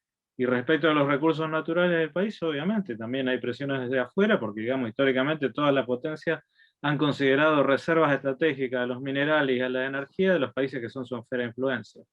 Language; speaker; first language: Spanish; native; Spanish